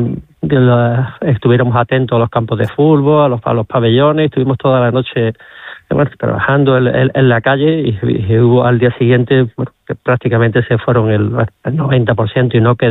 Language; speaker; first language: Spanish; native; Spanish